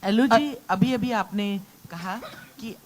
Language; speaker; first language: Hindi; native; Hindi